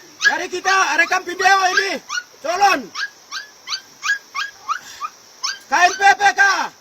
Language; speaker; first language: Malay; non-native, local second language; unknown